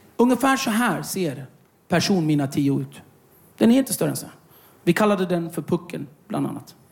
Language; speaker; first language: Swedish; early bilingual, other home language; Kurdish